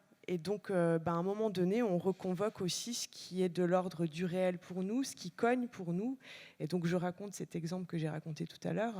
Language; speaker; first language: French; native; French